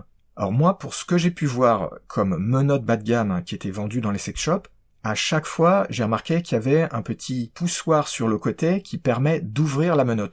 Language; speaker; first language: French; native; French